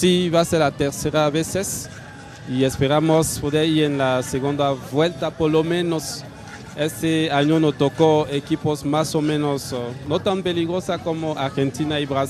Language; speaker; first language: Spanish; non-native, fluent; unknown